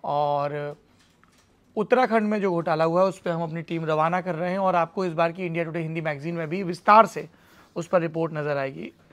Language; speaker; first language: Hindi; native; Hindi